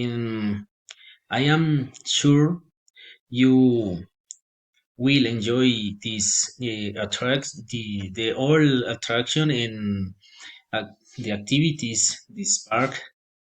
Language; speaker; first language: English; non-native, learner; Spanish